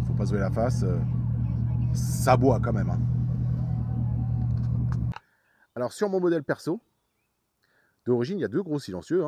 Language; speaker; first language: French; native; French